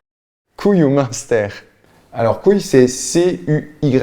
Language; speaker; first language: French; native; French